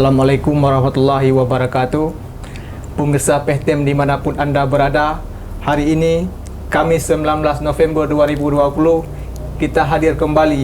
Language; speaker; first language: Indonesian; native; Indonesian